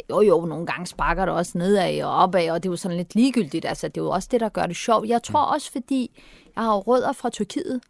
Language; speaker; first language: Danish; early bilingual, other home language; Turkish